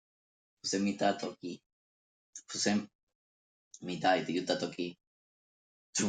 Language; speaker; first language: Japanese; non-native, learner; Spanish